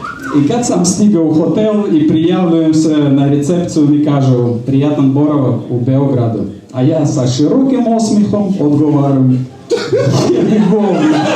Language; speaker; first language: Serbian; non-native, fluent; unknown